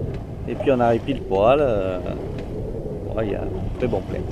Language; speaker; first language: French; native; French